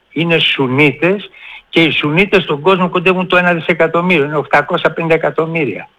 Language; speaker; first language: Greek; native; Greek